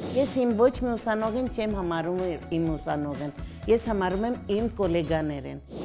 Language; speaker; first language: Armenian; non-native, fluent; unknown